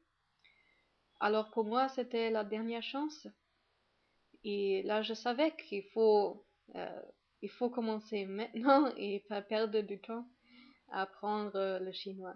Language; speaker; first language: French; non-native, fluent; German